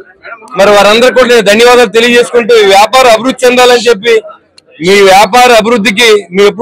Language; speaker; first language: Telugu; native; Telugu